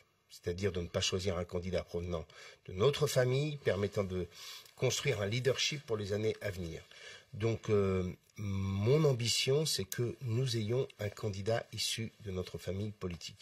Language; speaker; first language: French; native; French